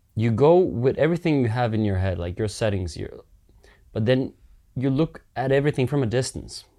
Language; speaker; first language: English; early bilingual, heritage; Finnish